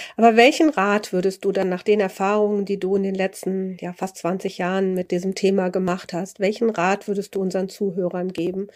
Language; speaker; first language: German; native; German